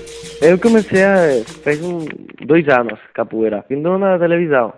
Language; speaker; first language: Portuguese; non-native, fluent; Spanish